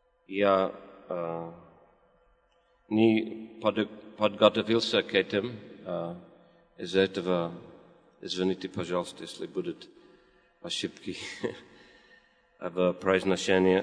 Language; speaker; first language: Russian; non-native, fluent; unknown